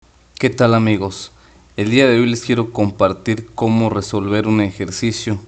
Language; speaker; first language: Spanish; native; Spanish